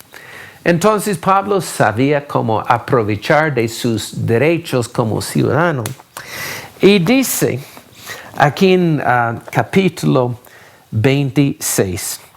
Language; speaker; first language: Spanish; non-native, fluent; English